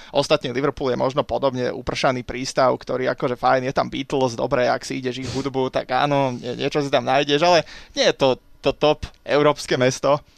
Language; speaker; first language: Slovak; native; Slovak